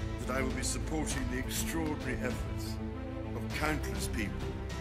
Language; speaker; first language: English; native; English